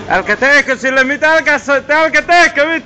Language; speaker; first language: Finnish; native; Finnish